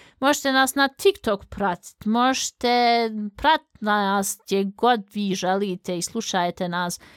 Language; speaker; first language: Bosnian; early bilingual, heritage; Bosnian